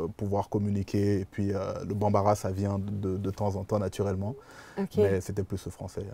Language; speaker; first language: French; native; French